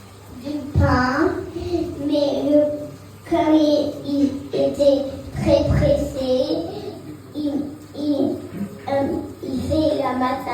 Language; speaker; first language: French; early bilingual, heritage; French